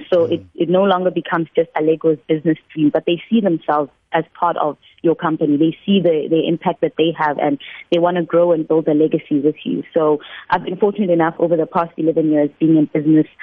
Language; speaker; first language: English; non-native, local second language; Northern Sotho